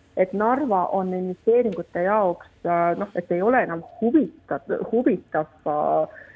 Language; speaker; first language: Estonian; non-native, local second language; Russian